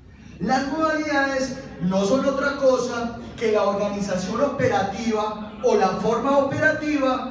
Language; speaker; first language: Spanish; native; Spanish